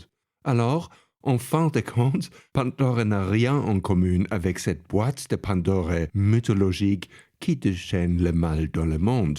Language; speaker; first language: French; non-native, fluent; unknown